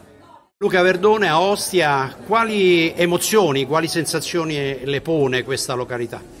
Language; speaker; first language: Italian; native; Italian